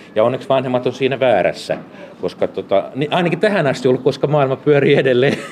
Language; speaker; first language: Finnish; native; Finnish